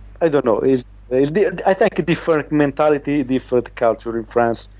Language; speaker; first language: English; non-native, learner; Italian